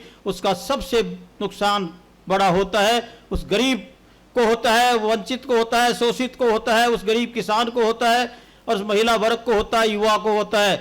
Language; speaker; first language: Hindi; native; Hindi